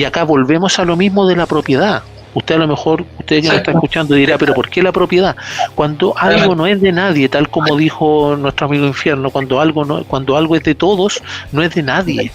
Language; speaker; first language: Spanish; native; Spanish